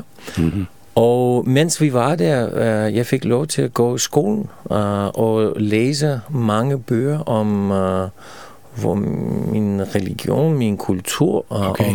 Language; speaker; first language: Danish; non-native, fluent; Russian